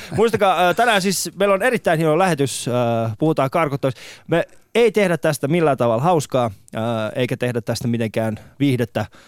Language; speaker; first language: Finnish; early bilingual, other home language; Persian